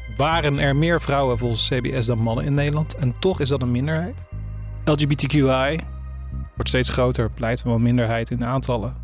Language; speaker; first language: Dutch; early bilingual, other home language; Turkish